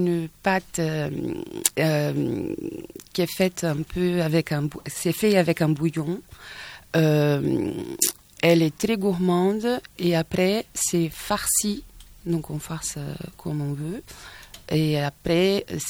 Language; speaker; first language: French; non-native, fluent; Portuguese